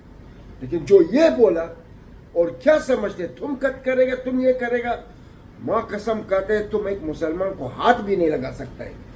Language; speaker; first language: Hindi; non-native, learner; Arabic